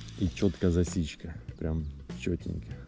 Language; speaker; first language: Russian; non-native, local second language; Ukrainian